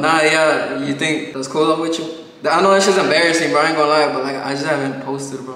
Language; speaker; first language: English; early bilingual, other home language; Spanish